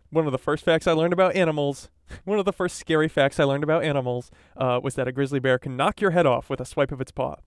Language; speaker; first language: English; native; English